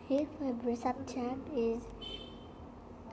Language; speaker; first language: English; non-native, learner; Vietnamese